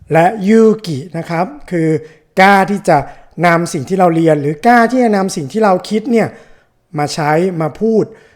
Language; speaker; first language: Thai; native; Thai